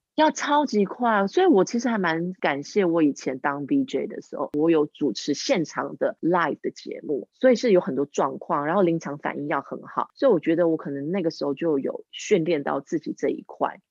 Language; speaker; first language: Chinese; non-native, local second language; English